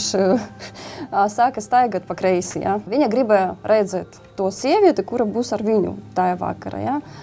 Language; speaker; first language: Latvian; non-native, local second language; Russian